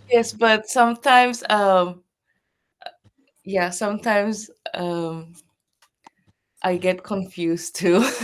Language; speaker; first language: English; non-native, fluent; Japanese